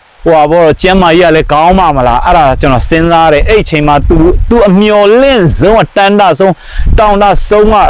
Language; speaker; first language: Burmese; non-native, fluent; Mizo